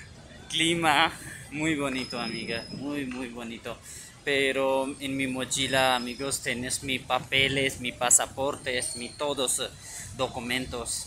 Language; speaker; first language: Spanish; non-native, learner; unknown